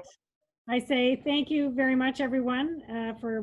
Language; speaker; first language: English; native; English